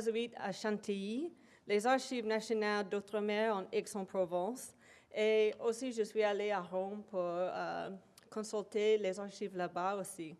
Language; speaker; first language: French; non-native, local second language; English